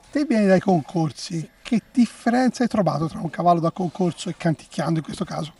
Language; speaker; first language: Italian; native; Italian